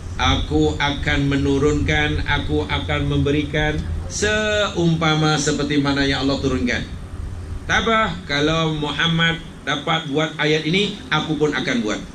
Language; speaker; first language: Malay; native; Malay